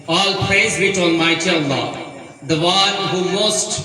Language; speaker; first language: English; non-native, local second language; Bangla